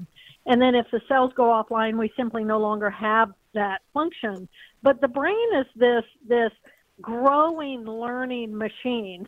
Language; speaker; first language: English; native; English